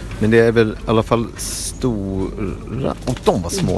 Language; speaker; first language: Swedish; native; Swedish